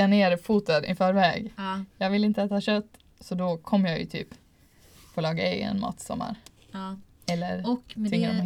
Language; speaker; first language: Swedish; native; Swedish